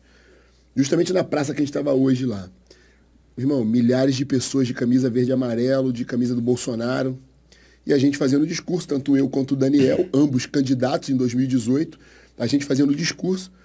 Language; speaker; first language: Portuguese; native; Portuguese